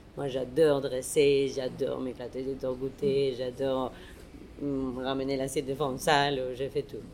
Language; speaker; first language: French; non-native, fluent; Spanish